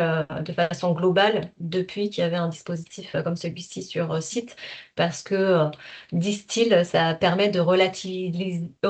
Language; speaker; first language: French; native; French